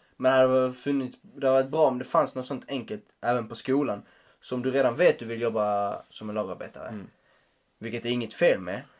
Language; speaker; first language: Swedish; native; Swedish